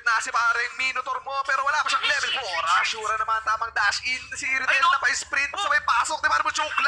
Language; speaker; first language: Filipino; native; Filipino